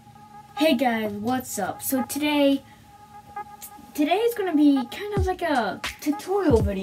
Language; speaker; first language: English; native; English